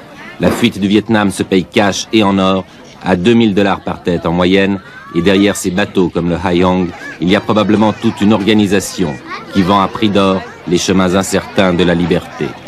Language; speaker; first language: French; native; French